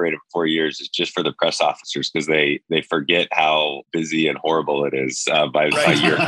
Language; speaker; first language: English; native; English